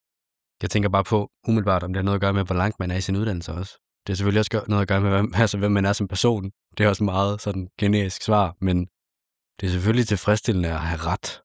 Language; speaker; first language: Danish; native; Danish